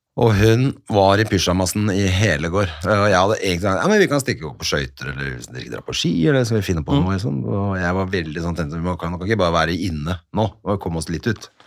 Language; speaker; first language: Norwegian; native; Norwegian